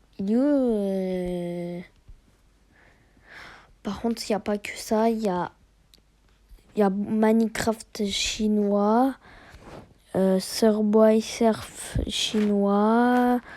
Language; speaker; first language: French; early bilingual, other home language; Turkish